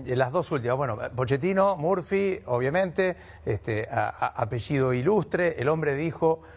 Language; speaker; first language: Spanish; native; Spanish